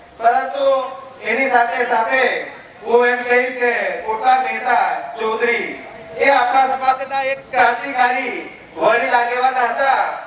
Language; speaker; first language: Gujarati; non-native, local second language; Kukna